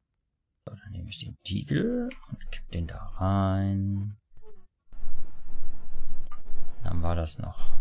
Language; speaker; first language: German; native; German